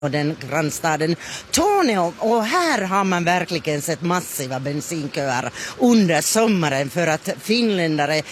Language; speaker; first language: Swedish; non-native, fluent; Finnish